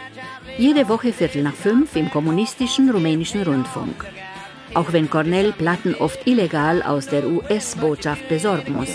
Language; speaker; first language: German; native; German